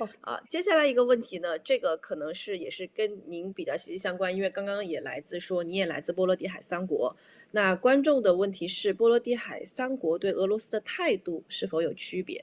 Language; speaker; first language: Chinese; native; Chinese